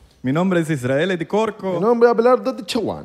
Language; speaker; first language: Spanish; native; Spanish